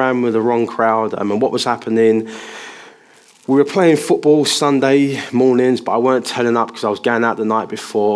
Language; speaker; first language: English; native; English